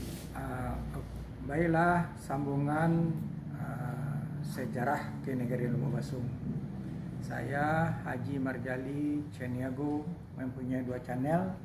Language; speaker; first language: Indonesian; non-native, local second language; Minangkabau